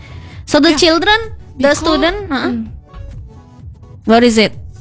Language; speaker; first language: English; non-native, learner; Indonesian